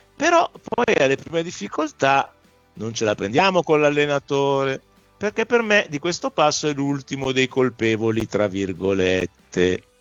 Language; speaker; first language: Italian; native; Italian